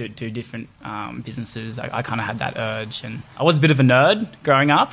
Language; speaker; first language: English; native; English